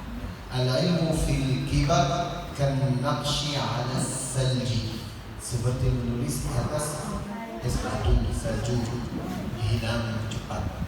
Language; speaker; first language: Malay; non-native, learner; Arabic